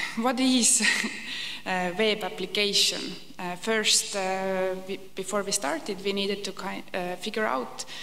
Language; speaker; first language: English; non-native, fluent; Estonian